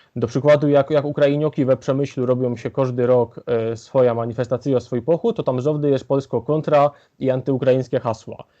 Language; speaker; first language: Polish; native; Polish